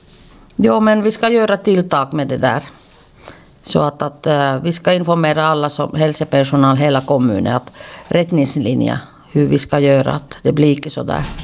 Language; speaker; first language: Swedish; non-native, local second language; Finnish